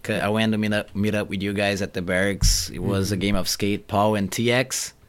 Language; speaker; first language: English; non-native, fluent; Portuguese